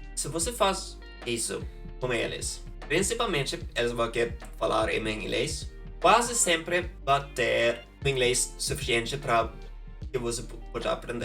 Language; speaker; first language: Portuguese; non-native, fluent; Norwegian